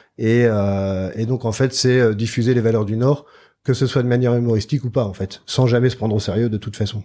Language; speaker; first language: French; native; French